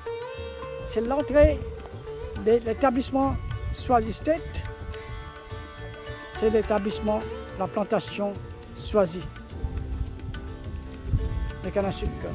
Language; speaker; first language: French; non-native, local second language; Morisyen